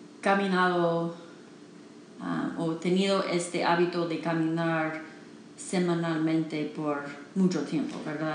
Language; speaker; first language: Spanish; non-native, learner; English